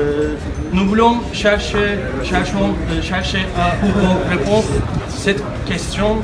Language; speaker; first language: French; non-native, learner; Turkish